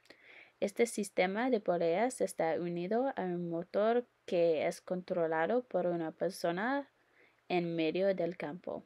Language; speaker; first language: Spanish; non-native, learner; English